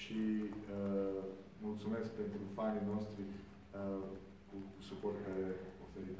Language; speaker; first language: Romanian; non-native, fluent; Serbian